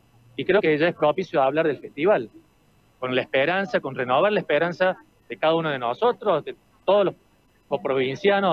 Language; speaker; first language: Spanish; native; Spanish